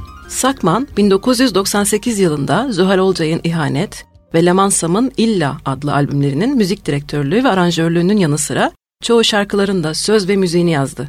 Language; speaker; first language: Turkish; native; Turkish